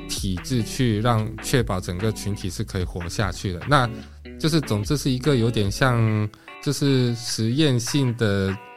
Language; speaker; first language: Chinese; non-native, local second language; Japanese